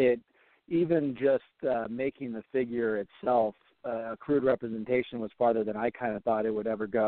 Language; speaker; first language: English; native; English